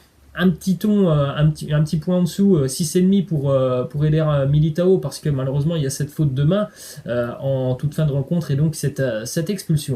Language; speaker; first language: French; native; French